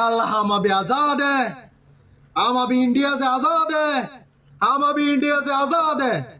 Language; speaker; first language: Hindi; non-native, learner; Bangla